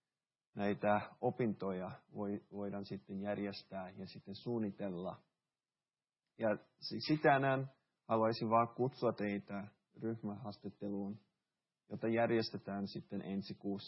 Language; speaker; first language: Finnish; early bilingual, heritage; Finnish